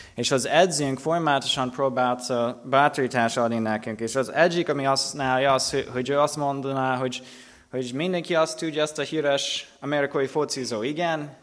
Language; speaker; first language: Hungarian; non-native, fluent; English